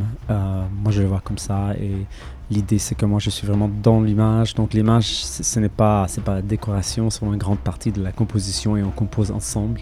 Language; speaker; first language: French; non-native, local second language; Arabic